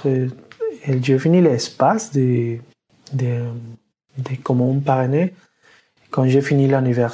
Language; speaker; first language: French; non-native, learner; Spanish